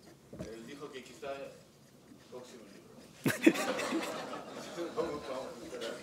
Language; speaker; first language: Spanish; non-native, learner; Russian